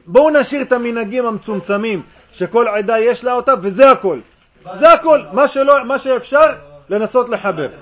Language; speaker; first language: Hebrew; native; Hebrew